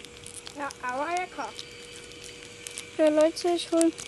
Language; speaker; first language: German; native; German